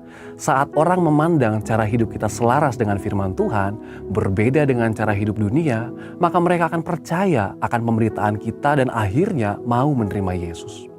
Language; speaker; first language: Indonesian; native; Indonesian